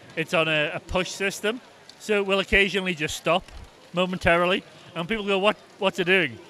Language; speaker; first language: English; native; English